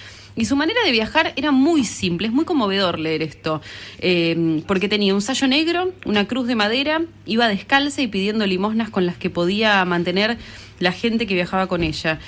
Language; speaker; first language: Spanish; native; Spanish